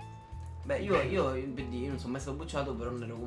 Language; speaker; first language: Italian; native; Italian